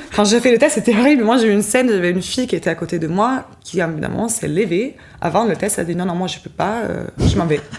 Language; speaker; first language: French; non-native, fluent; Italian